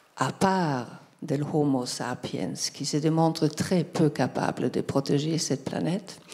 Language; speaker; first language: French; non-native, fluent; German